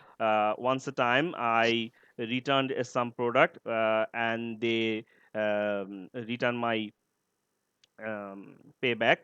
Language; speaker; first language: English; non-native, learner; Bangla